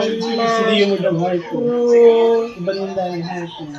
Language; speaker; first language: Filipino; non-native, local second language; Bikol